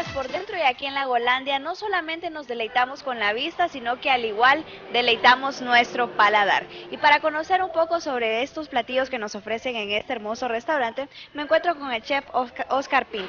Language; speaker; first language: Spanish; native; Spanish